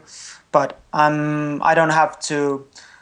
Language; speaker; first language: English; non-native, fluent; Estonian